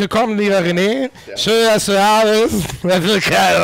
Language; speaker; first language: German; native; German